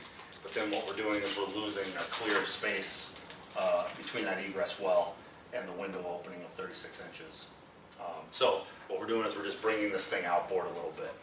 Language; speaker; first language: English; native; English